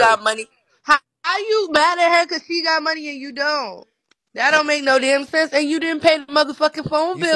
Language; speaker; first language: English; native; English